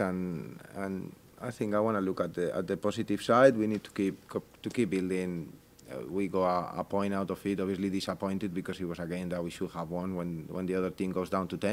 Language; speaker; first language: English; non-native, fluent; Spanish